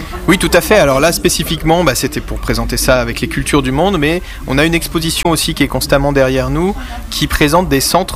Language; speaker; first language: French; native; French